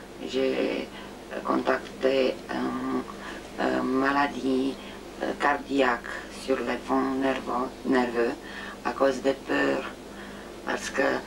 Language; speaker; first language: French; non-native, learner; Romanian